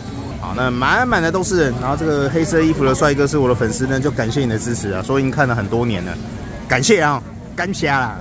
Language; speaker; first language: Chinese; native; Chinese